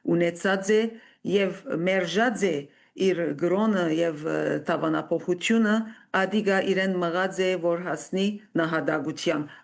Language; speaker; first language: Armenian; native; Armenian